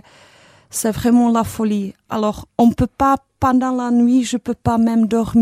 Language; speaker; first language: French; non-native, fluent; Czech